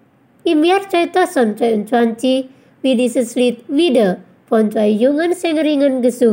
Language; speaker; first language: German; non-native, fluent; Indonesian